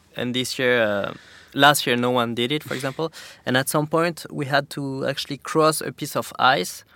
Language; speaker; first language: English; non-native, fluent; French